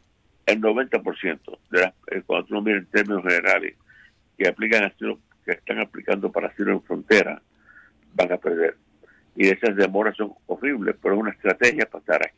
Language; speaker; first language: Spanish; native; Spanish